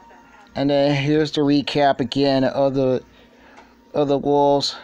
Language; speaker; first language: English; native; English